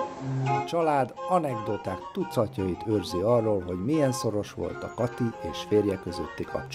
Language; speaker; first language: Hungarian; native; Hungarian